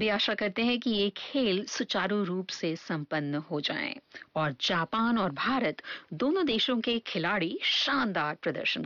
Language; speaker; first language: Hindi; native; Hindi